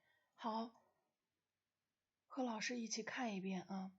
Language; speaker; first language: Chinese; non-native, fluent; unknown